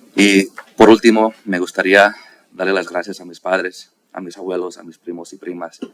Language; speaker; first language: Spanish; early bilingual, heritage; Spanish